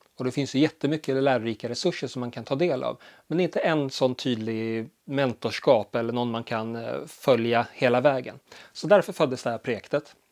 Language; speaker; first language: Swedish; early bilingual, other home language; Polish